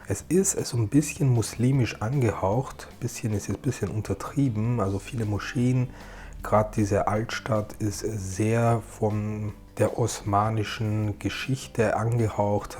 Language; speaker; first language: German; native; German